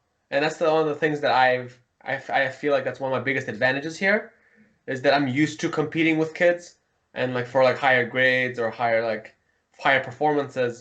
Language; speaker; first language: English; early bilingual, heritage; Mongolian